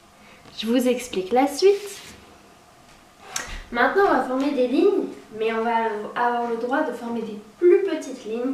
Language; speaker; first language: French; native; French